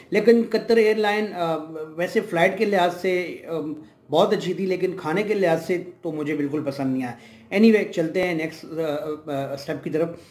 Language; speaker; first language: Urdu; native; Urdu